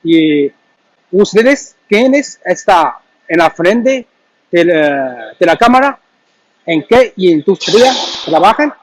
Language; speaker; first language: Spanish; non-native, learner; Chinese